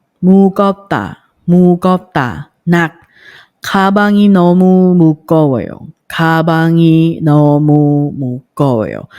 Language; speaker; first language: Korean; non-native, fluent; Thai